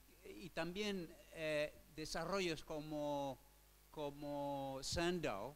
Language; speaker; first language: Spanish; non-native, fluent; French